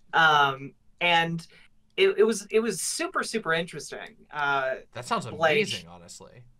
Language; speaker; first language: English; native; English